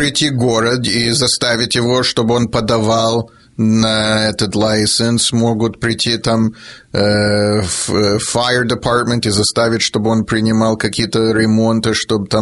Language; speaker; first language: Russian; early bilingual, heritage; Russian